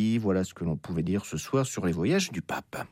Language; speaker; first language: French; native; French